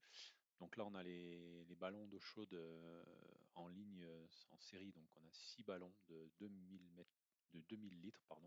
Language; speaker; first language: French; native; French